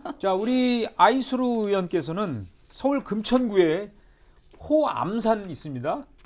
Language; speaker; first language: Korean; native; Korean